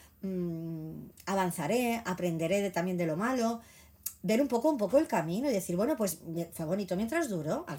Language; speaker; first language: Spanish; native; Spanish